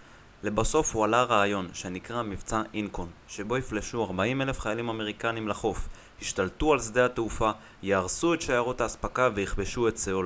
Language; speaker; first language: Hebrew; native; Hebrew